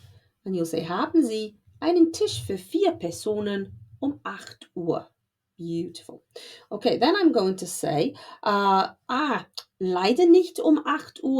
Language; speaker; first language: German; non-native, fluent; English